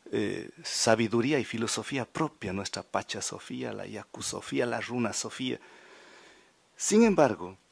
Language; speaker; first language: Spanish; native; Spanish